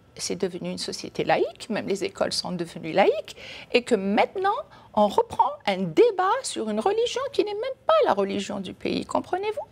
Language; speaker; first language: French; non-native, local second language; Kabyle